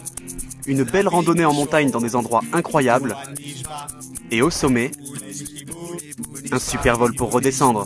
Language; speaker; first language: French; native; French